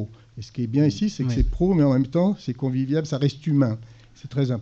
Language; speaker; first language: French; native; French